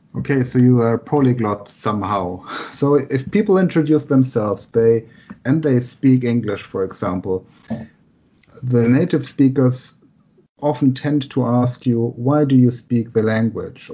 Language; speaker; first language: English; non-native, fluent; German